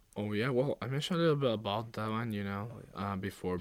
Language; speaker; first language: English; non-native, fluent; Japanese